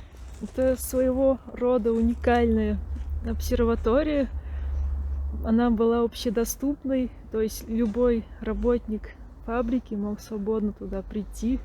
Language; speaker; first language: Russian; native; Russian